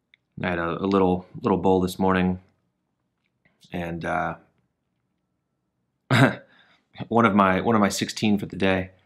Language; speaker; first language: English; native; English